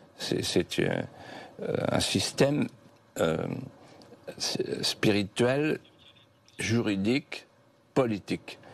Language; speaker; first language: French; native; French